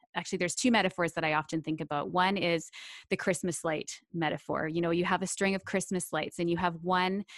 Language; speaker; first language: English; native; English